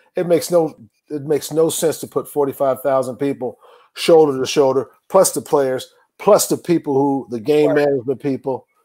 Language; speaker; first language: English; native; English